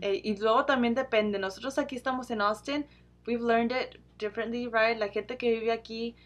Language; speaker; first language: Spanish; early bilingual, heritage; Spanish